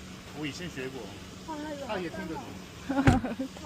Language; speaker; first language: Chinese; non-native, fluent; Korean